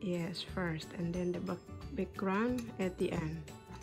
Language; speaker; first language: English; non-native, learner; Indonesian